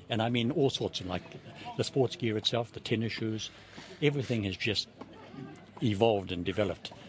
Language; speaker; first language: English; native; English